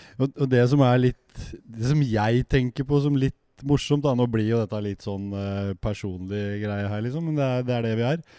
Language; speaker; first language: Norwegian; native; Norwegian